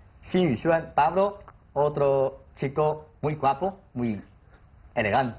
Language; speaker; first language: Spanish; non-native, fluent; Chinese